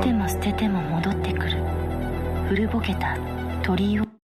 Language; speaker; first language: Japanese; native; Japanese